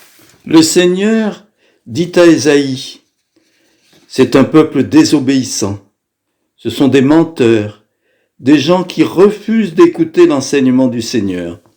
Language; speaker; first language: French; native; French